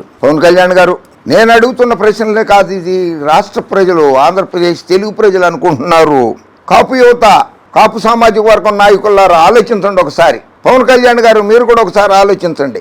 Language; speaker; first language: Telugu; native; Telugu